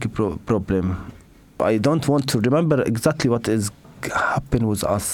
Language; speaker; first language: English; non-native, learner; Arabic